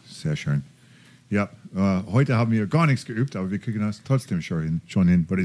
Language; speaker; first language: German; non-native, fluent; English